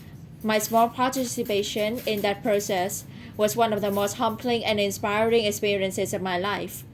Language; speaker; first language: English; non-native, learner; Vietnamese